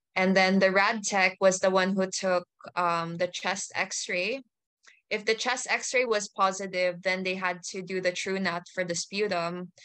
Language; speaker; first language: English; native; English